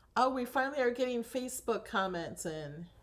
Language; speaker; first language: English; native; English